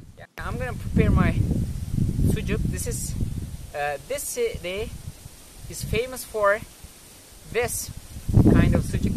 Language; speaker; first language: English; non-native, learner; Turkish